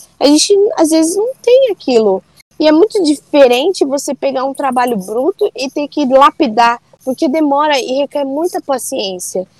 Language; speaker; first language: Portuguese; native; Portuguese